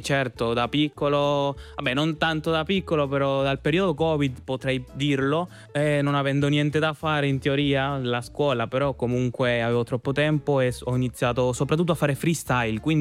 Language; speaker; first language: Italian; non-native, fluent; Spanish